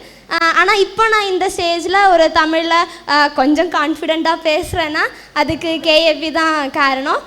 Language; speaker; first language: Tamil; non-native, local second language; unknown